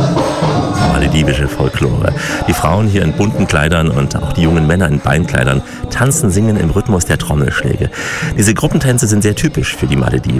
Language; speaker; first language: German; native; German